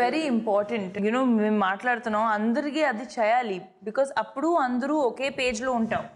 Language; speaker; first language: Telugu; non-native, fluent; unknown